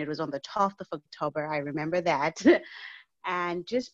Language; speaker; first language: English; non-native, local second language; North Ndebele